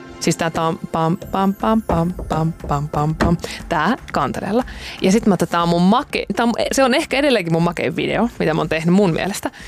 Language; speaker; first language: Finnish; native; Finnish